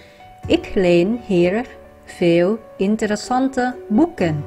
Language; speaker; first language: Dutch; non-native, fluent; Vietnamese